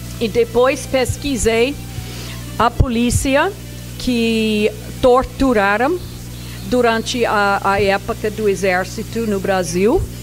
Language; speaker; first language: Portuguese; non-native, fluent; English